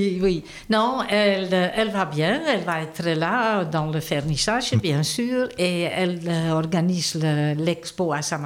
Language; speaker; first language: French; non-native, fluent; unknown